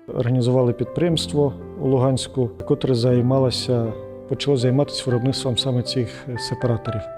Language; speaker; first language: Ukrainian; native; Ukrainian